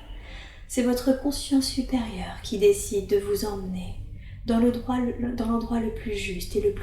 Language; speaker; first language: French; native; French